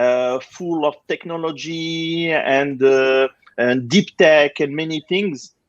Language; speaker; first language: English; non-native, fluent; French